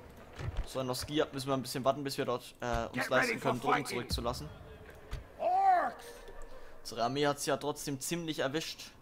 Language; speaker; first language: German; native; German